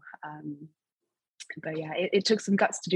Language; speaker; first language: English; native; English